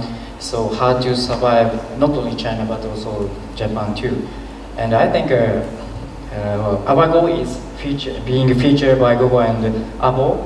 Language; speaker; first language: English; non-native, learner; Japanese